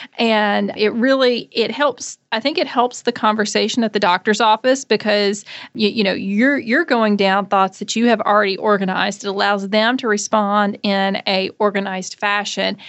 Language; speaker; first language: English; native; English